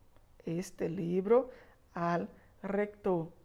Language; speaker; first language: Spanish; non-native, fluent; Portuguese